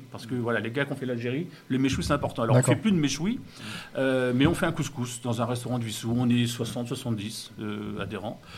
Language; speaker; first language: French; native; French